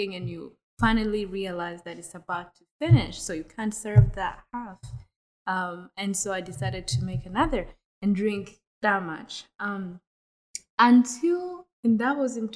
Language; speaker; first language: English; non-native, local second language; Kinyarwanda